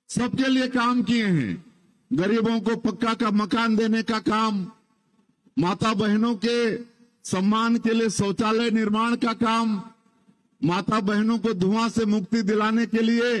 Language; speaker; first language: Hindi; native; Hindi